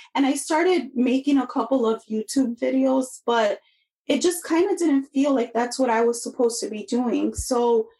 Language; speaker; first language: English; native; English